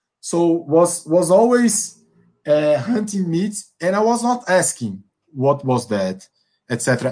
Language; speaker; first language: English; non-native, fluent; Portuguese